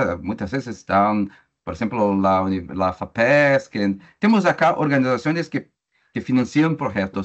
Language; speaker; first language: Spanish; non-native, learner; Portuguese